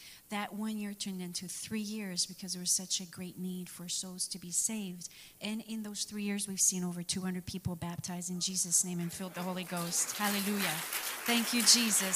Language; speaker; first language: English; early bilingual, other home language; French